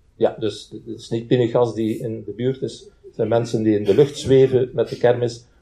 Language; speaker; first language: Dutch; native; Dutch